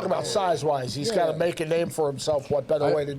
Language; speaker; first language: English; native; English